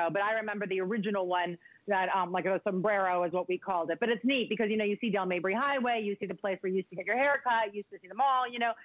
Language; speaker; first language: English; native; English